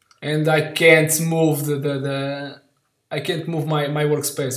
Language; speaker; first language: English; non-native, learner; Portuguese